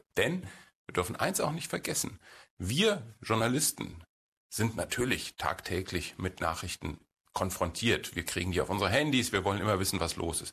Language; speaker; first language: German; native; German